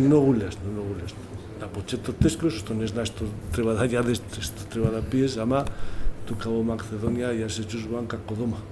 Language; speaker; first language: Macedonian; non-native, learner; Spanish